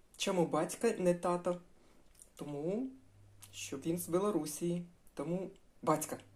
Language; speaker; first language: Ukrainian; non-native, local second language; Russian